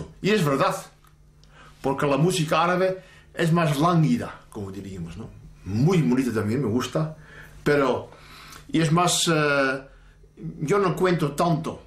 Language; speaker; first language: Spanish; non-native, fluent; Dutch